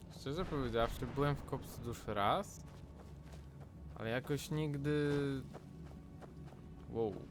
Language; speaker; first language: Polish; native; Polish